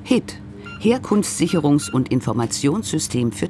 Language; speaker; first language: German; native; German